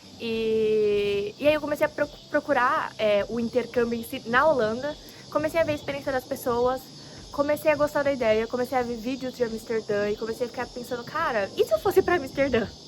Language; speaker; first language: Portuguese; native; Portuguese